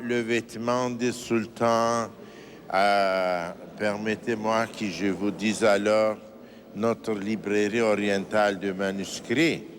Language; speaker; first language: French; non-native, fluent; Turkish